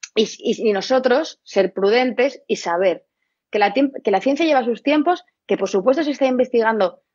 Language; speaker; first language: Spanish; native; Spanish